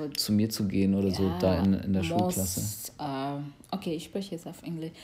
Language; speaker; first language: German; non-native, learner; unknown